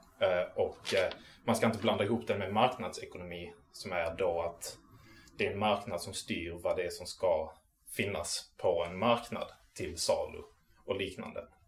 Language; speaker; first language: Swedish; native; Swedish